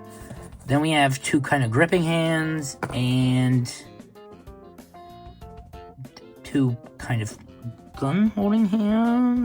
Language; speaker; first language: English; native; English